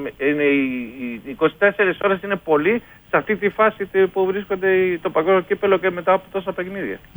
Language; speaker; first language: Greek; non-native, fluent; Spanish